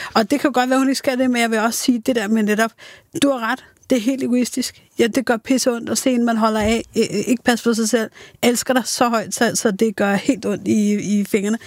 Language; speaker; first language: Danish; early bilingual, other home language; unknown